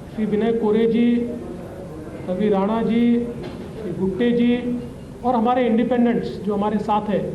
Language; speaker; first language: Hindi; non-native, local second language; Marathi